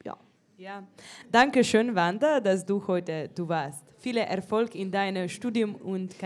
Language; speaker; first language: German; non-native, learner; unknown